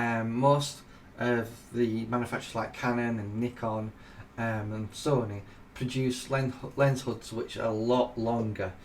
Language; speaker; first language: English; native; English